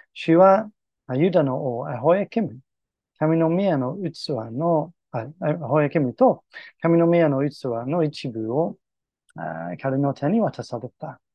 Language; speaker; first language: Japanese; non-native, fluent; English